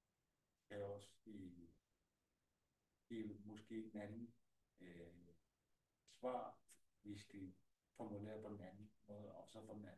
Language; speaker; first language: Danish; non-native, local second language; Kalaallisut